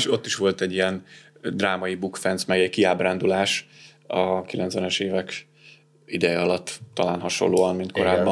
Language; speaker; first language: Hungarian; native; Hungarian